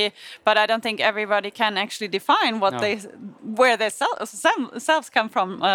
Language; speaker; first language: English; non-native, fluent; German